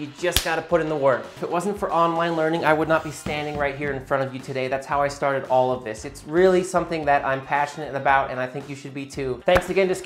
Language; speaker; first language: English; native; English